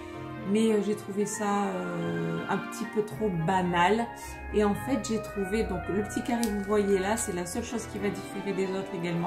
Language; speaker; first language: French; native; French